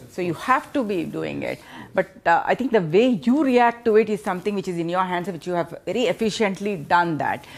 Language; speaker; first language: English; non-native, local second language; Telugu